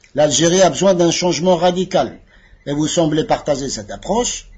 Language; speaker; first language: French; non-native, local second language; Arabic